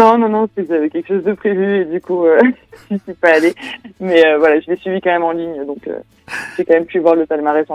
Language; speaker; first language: French; native; French